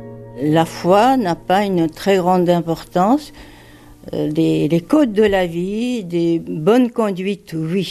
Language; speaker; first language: French; non-native, fluent; Japanese